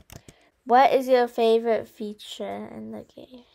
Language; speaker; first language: English; native; English